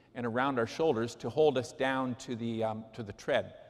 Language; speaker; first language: English; native; English